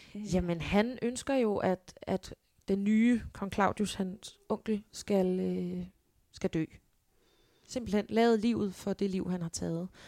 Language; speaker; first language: Danish; native; Danish